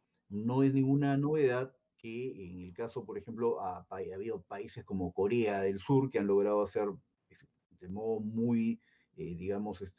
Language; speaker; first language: Spanish; native; Spanish